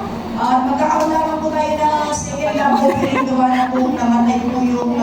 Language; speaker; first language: Filipino; native; Filipino